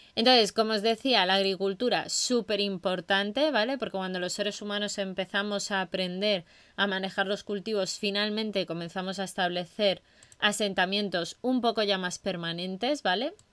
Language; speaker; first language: Spanish; native; Spanish